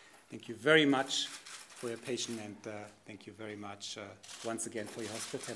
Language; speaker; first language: English; non-native, fluent; German